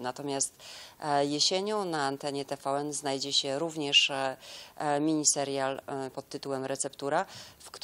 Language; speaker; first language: Polish; native; Polish